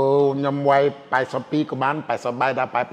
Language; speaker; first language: Khmer; non-native, fluent; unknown